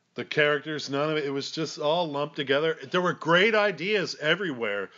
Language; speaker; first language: English; native; English